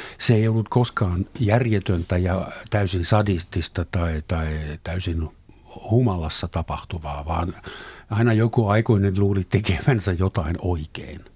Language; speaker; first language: Finnish; non-native, fluent; German